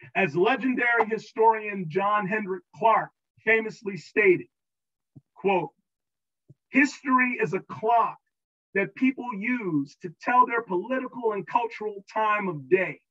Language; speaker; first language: English; native; English